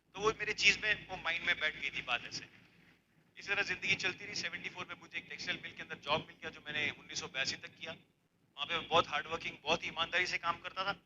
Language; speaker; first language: Hindi; native; Hindi